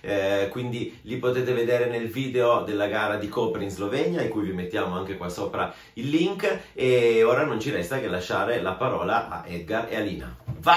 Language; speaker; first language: Italian; native; Italian